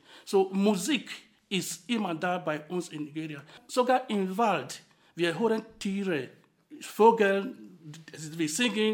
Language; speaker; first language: German; non-native, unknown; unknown